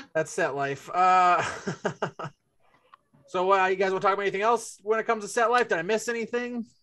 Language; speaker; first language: English; native; English